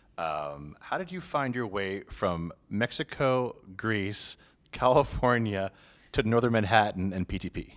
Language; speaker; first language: English; native; English